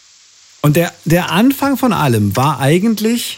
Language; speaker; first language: German; native; German